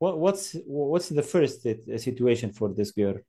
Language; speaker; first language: English; non-native, fluent; Arabic